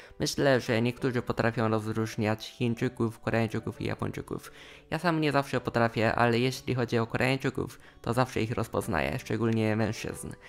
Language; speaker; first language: Polish; non-native, fluent; Japanese